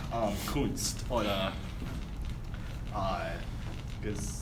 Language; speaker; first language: German; non-native, learner; English